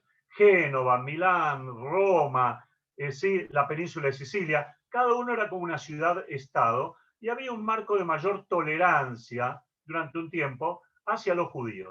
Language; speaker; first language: Spanish; native; Spanish